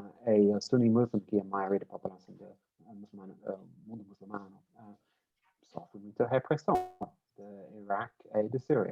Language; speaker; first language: Portuguese; non-native, learner; English